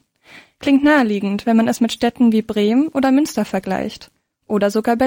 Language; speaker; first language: German; native; German